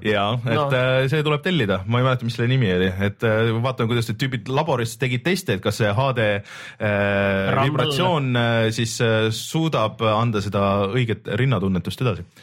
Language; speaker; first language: Estonian; native; Estonian